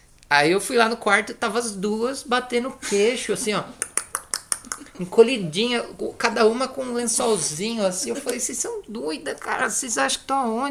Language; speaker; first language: Portuguese; native; Portuguese